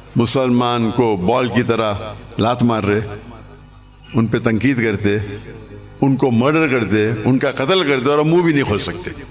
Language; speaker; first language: Urdu; non-native, local second language; English